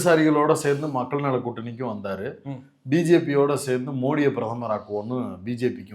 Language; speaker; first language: Tamil; native; Tamil